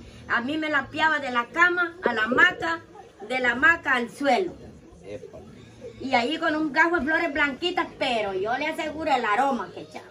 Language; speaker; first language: Spanish; native; Spanish